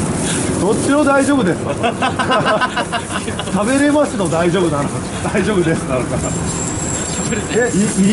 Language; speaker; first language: Japanese; native; Japanese